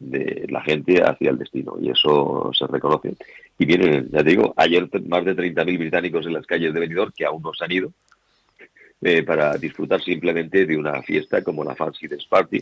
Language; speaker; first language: Spanish; native; Spanish